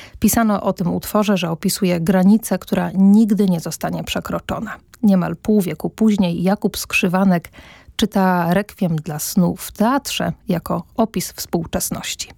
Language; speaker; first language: Polish; native; Polish